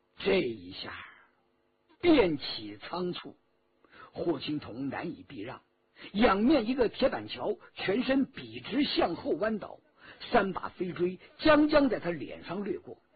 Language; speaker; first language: Chinese; native; Chinese